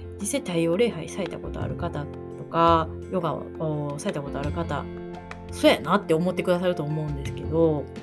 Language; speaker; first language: Japanese; native; Japanese